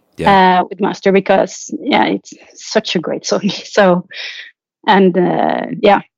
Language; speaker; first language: English; non-native, fluent; Norwegian